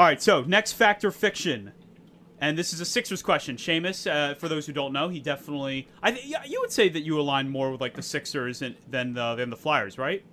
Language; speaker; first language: English; native; English